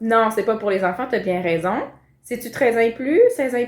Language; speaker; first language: French; native; French